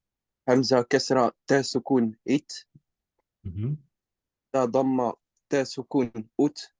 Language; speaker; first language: Arabic; non-native, learner; Estonian